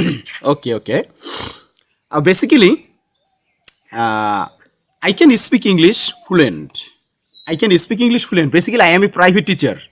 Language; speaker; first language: English; non-native, learner; Bangla